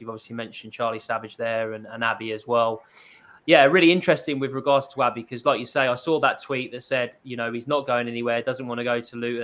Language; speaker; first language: English; native; English